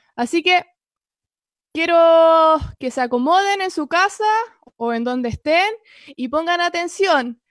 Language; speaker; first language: Spanish; native; Spanish